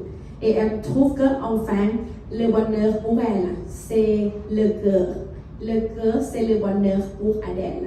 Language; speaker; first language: French; non-native, fluent; Thai